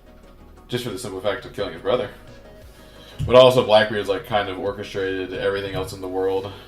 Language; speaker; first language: English; native; English